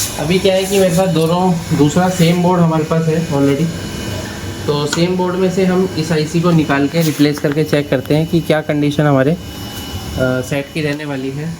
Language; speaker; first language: Hindi; native; Hindi